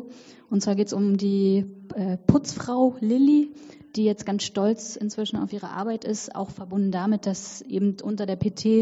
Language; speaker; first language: German; native; German